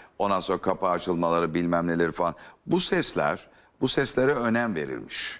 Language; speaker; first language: Turkish; native; Turkish